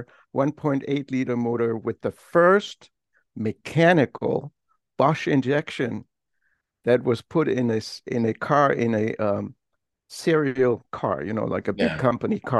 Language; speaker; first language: English; non-native, fluent; German